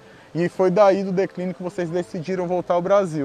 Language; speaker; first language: Portuguese; native; Portuguese